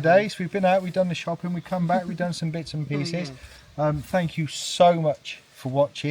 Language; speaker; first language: English; native; English